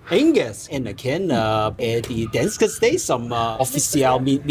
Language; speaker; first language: Danish; non-native, learner; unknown